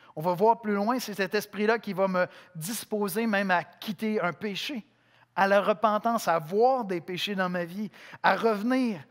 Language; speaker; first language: French; native; French